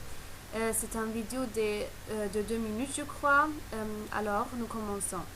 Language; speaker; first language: French; non-native, learner; German